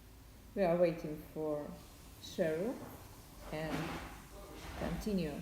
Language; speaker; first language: English; non-native, learner; Russian